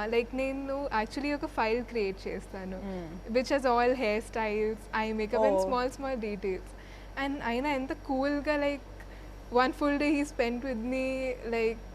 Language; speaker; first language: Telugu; non-native, fluent; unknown